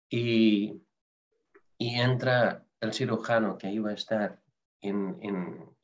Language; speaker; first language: Spanish; non-native, fluent; Dutch